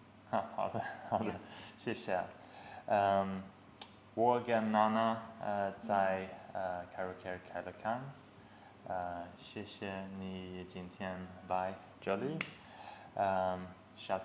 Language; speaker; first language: Chinese; non-native, learner; English